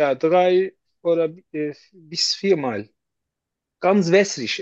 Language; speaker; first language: German; non-native, learner; Turkish